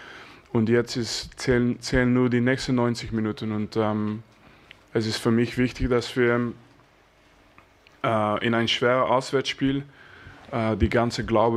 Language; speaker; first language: German; non-native, fluent; French